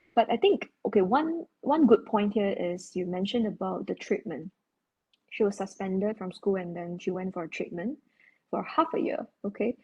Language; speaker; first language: English; non-native, local second language; Chinese